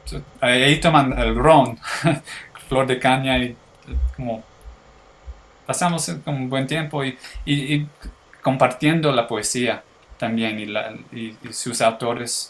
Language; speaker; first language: Spanish; early bilingual, heritage; English